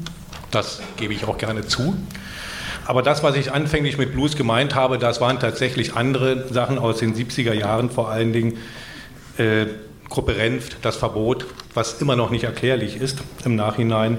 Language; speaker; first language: German; native; German